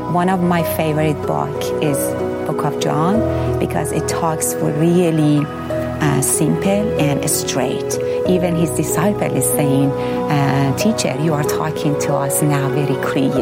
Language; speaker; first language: English; non-native, fluent; Persian